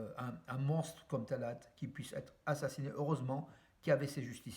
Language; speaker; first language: French; native; French